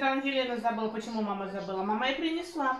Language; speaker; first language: Russian; native; Russian